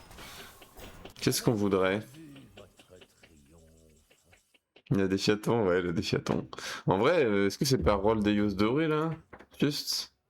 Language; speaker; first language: French; native; French